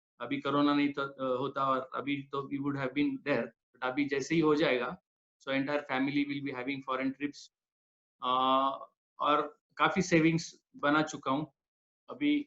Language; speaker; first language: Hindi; non-native, local second language; Marathi